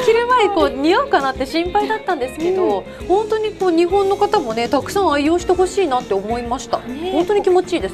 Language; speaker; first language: Japanese; native; Japanese